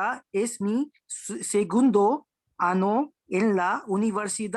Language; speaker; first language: Spanish; non-native, learner; Hindi